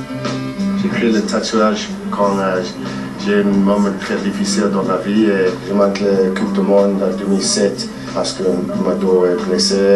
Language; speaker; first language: French; non-native, learner; English